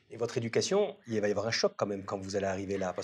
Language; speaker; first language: French; native; French